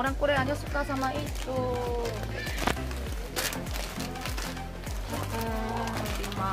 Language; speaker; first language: Indonesian; non-native, fluent; Korean